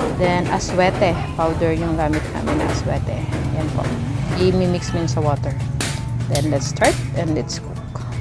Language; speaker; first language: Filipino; non-native, local second language; Hiligaynon